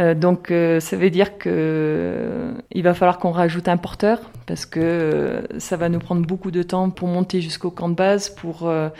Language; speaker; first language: French; native; French